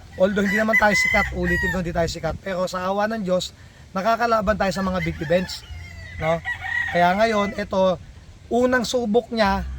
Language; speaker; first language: Filipino; native; Filipino